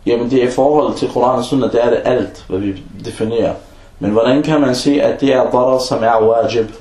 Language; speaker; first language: Danish; non-native, fluent; Arabic